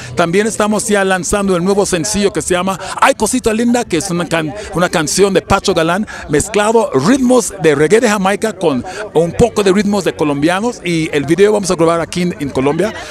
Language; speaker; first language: Spanish; non-native, fluent; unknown